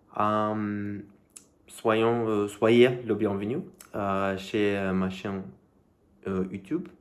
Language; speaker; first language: French; non-native, learner; Serbian